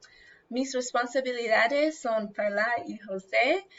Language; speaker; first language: Spanish; non-native, learner; English